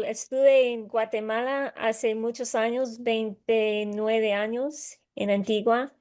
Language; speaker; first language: Spanish; non-native, learner; English